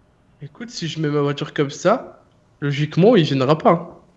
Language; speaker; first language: French; native; French